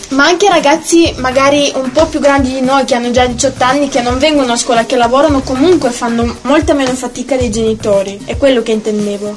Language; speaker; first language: Italian; early bilingual, other home language; Romanian